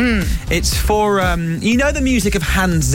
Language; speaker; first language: English; native; English